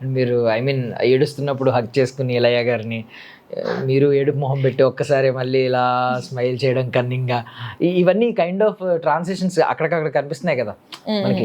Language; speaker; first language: Telugu; native; Telugu